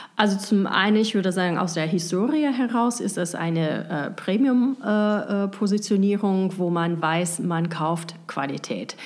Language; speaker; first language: German; non-native, fluent; English